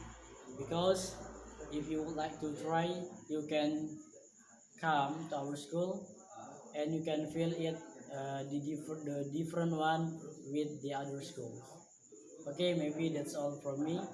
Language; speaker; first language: English; non-native, learner; Indonesian